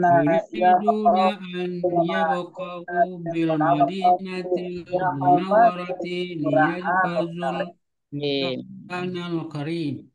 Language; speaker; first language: Arabic; non-native, learner; Indonesian